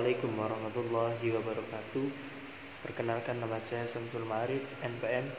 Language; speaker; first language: Indonesian; native; Indonesian